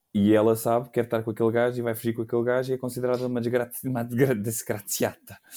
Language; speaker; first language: Portuguese; native; Portuguese